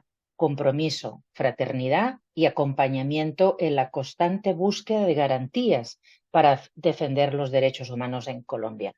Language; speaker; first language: Spanish; native; Spanish